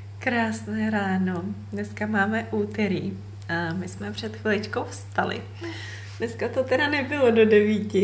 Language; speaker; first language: Czech; native; Czech